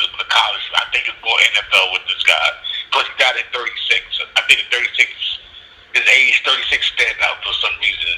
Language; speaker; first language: English; native; English